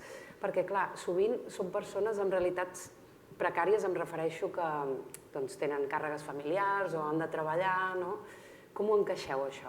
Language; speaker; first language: Catalan; native; Catalan